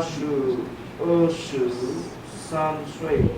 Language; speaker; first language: Chinese; non-native, learner; Vietnamese